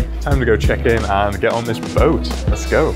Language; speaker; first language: English; native; English